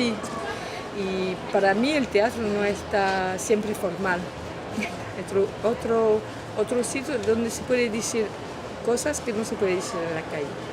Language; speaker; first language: Spanish; non-native, learner; French